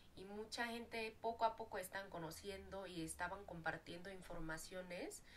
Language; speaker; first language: Spanish; non-native, fluent; Korean